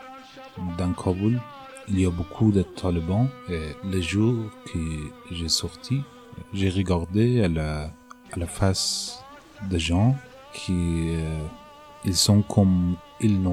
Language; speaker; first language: French; non-native, learner; Persian